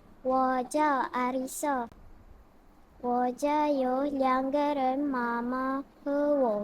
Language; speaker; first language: Chinese; non-native, learner; Malay